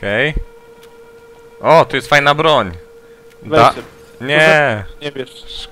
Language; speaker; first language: Polish; native; Polish